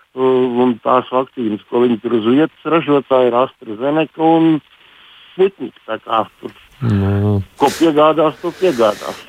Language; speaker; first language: Latvian; native; Latvian